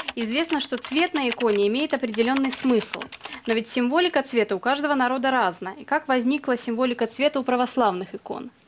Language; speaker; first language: Russian; native; Russian